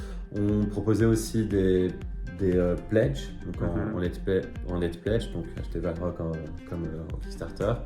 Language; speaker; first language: French; native; French